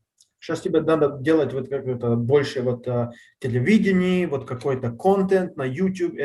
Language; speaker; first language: Russian; non-native, learner; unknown